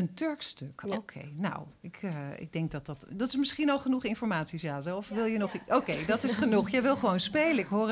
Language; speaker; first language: Dutch; native; Dutch